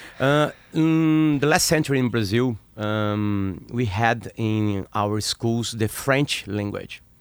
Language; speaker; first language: English; non-native, learner; Portuguese